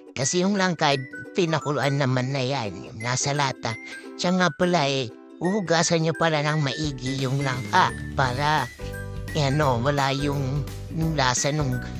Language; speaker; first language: Filipino; non-native, local second language; Bikol